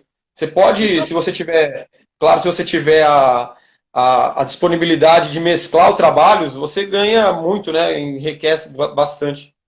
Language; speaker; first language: Portuguese; native; Portuguese